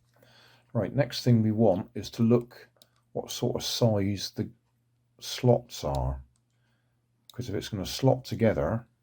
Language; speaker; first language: English; native; English